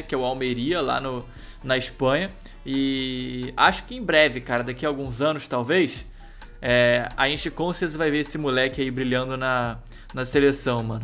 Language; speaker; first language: Portuguese; native; Portuguese